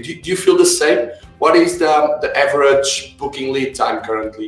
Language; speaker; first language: English; non-native, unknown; Portuguese